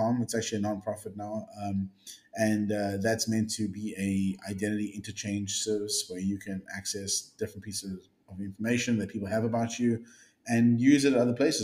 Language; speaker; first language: English; native; English